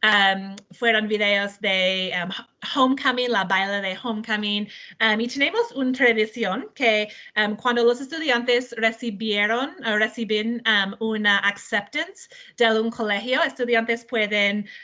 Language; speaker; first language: Spanish; non-native, learner; English